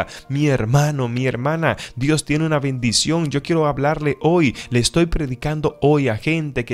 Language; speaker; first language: Spanish; native; Spanish